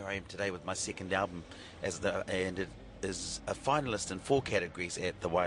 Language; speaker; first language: English; native; English